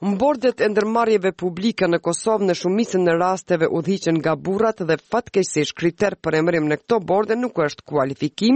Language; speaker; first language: Albanian; native; Albanian